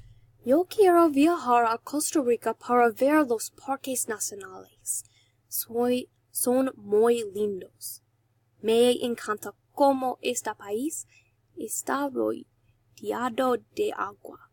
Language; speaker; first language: Spanish; non-native, learner; English